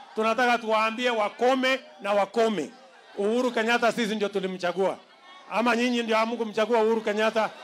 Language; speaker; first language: Swahili; non-native, local second language; Kalenjin